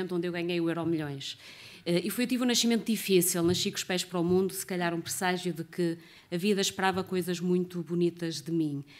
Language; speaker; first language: Portuguese; native; Portuguese